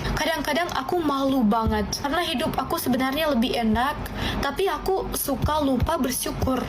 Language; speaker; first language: Indonesian; non-native, fluent; German